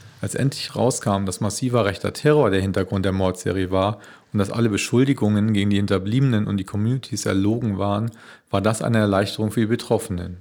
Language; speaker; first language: German; native; German